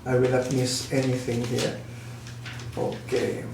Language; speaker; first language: English; non-native, local second language; Filipino